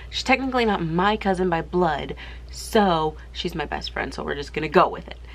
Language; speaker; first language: English; native; English